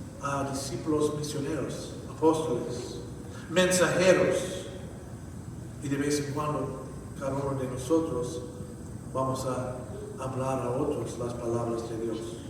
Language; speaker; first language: Spanish; non-native, fluent; English